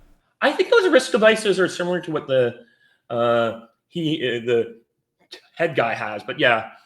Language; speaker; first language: English; native; English